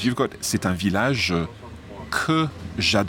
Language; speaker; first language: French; non-native, fluent; English